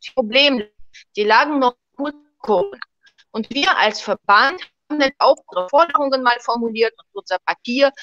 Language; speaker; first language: German; non-native, fluent; Russian